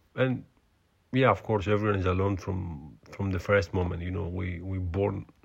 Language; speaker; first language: English; non-native, fluent; Greek